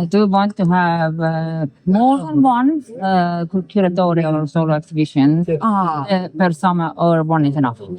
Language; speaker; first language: English; non-native, fluent; Estonian